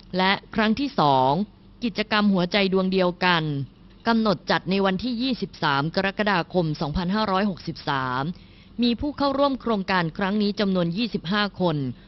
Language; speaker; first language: Thai; native; Thai